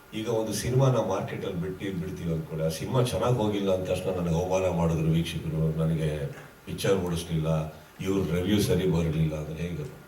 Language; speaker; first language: Kannada; native; Kannada